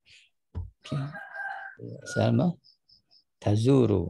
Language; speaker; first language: Arabic; non-native, fluent; Malay